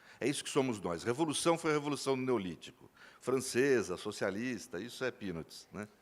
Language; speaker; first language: Portuguese; native; Portuguese